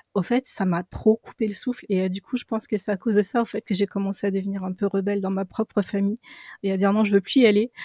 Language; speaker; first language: French; early bilingual, other home language; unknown